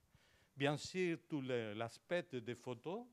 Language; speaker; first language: French; non-native, learner; Spanish